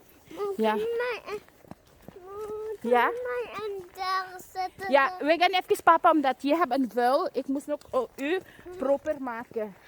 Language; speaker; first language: Dutch; non-native, learner; Filipino